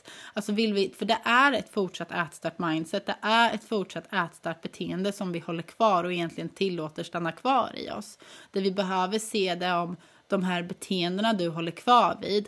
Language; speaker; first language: Swedish; native; Swedish